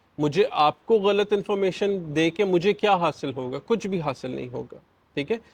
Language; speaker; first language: Urdu; native; Urdu